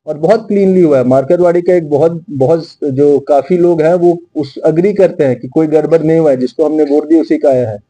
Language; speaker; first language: Hindi; non-native, local second language; Marathi